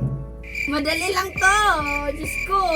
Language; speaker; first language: Filipino; native; Filipino